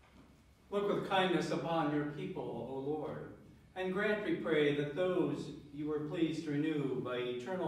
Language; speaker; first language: English; native; English